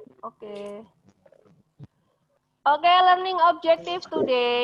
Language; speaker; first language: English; non-native, fluent; Indonesian